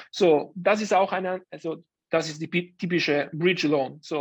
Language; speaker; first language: German; non-native, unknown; Italian